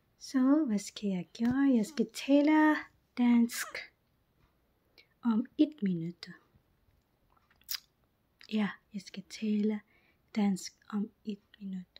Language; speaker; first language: Danish; non-native, learner; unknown